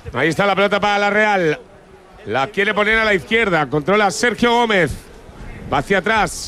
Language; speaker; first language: Spanish; native; Spanish